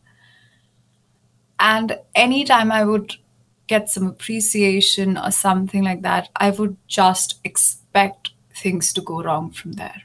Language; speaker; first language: English; non-native, local second language; Hindi